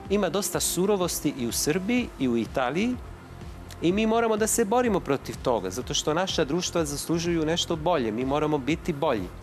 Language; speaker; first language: Bosnian; non-native, fluent; Italian